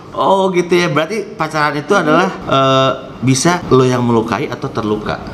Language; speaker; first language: Indonesian; native; Indonesian